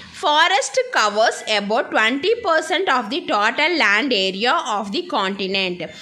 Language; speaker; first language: English; non-native, local second language; Tamil